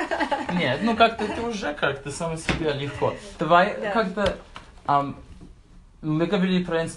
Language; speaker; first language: Russian; non-native, learner; English